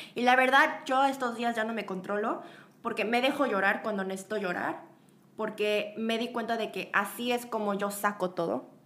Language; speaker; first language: Spanish; native; Spanish